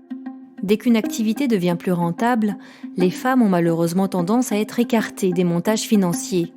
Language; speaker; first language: French; native; French